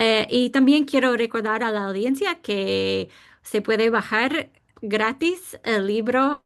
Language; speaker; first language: Spanish; non-native, fluent; English